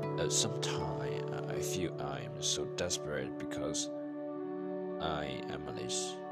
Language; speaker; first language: English; non-native, learner; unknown